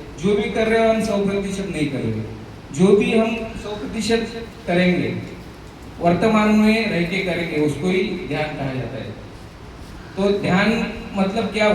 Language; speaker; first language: Hindi; non-native, local second language; Marathi